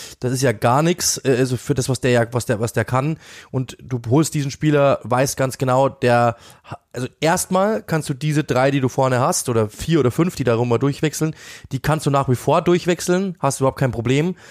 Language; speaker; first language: German; native; German